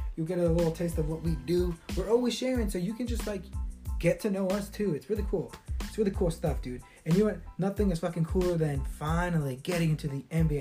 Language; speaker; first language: English; early bilingual, other home language; Spanish